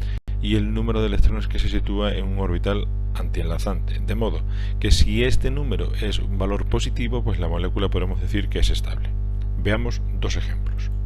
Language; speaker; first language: Spanish; native; Spanish